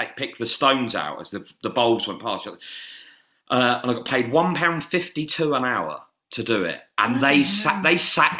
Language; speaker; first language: English; native; English